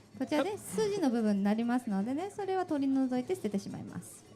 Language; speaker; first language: Japanese; native; Japanese